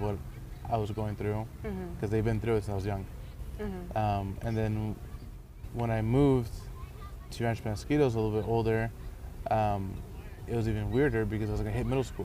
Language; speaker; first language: English; early bilingual, other home language; Persian